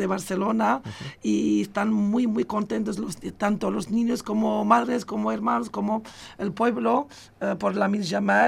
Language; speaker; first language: Spanish; non-native, fluent; Arabic